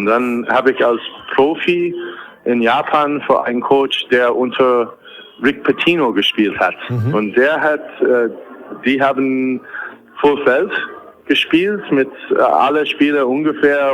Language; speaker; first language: German; non-native, fluent; English